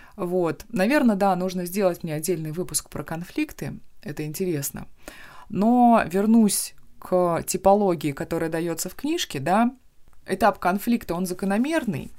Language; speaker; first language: Russian; native; Russian